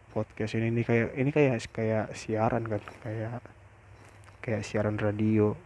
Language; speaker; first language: Indonesian; non-native, local second language; Minangkabau